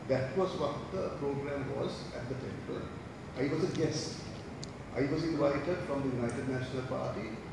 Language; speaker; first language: English; non-native, local second language; Sinhala